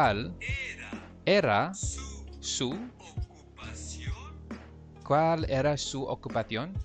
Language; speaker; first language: Spanish; non-native, learner; English